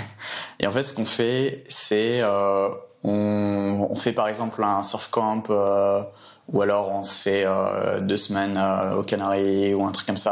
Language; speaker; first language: French; native; French